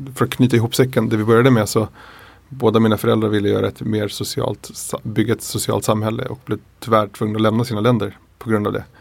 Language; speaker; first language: Swedish; early bilingual, other home language; Spanish